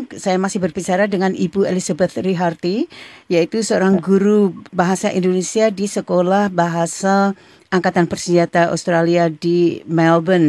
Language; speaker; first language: Indonesian; native; Indonesian